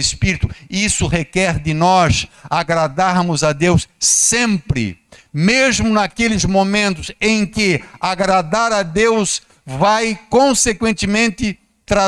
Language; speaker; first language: Portuguese; native; Portuguese